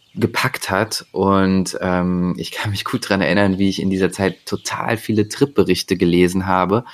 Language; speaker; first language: German; native; German